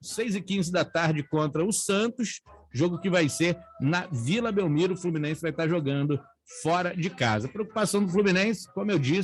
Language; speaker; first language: Portuguese; native; Portuguese